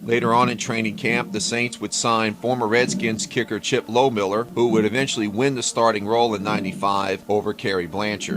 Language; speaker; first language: English; native; English